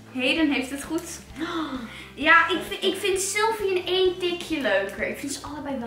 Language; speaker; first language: Dutch; native; Dutch